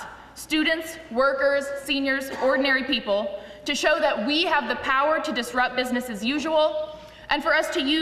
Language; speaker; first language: English; native; English